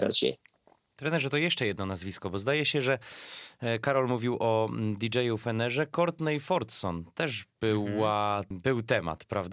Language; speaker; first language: Polish; native; Polish